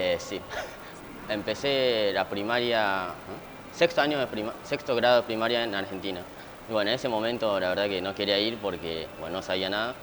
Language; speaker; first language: Spanish; early bilingual, other home language; Japanese